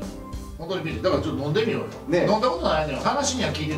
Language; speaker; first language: Japanese; native; Japanese